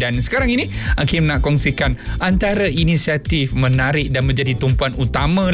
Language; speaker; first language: Malay; native; Malay